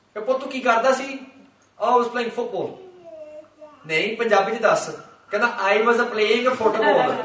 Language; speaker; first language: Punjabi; early bilingual, heritage; Punjabi